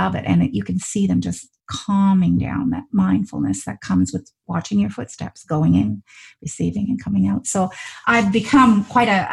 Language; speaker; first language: English; native; English